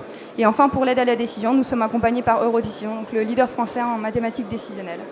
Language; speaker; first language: French; native; French